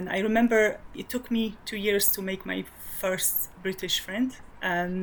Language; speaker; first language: English; non-native, fluent; Polish